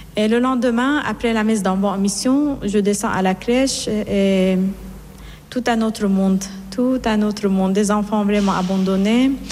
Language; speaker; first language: French; non-native, fluent; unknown